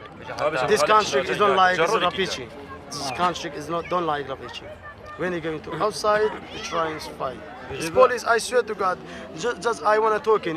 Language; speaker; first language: English; non-native, learner; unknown